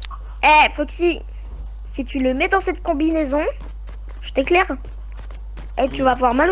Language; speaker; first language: French; native; French